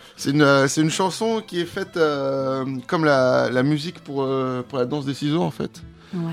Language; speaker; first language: French; non-native, fluent; Spanish